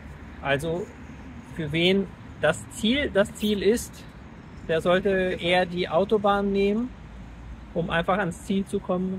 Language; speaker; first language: German; native; German